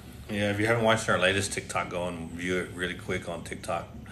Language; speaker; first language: English; early bilingual, other home language; Spanish